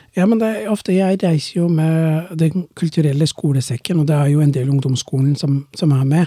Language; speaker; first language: Norwegian; non-native, fluent; Somali